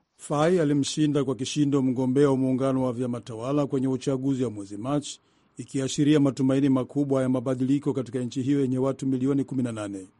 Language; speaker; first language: Swahili; non-native, local second language; Rundi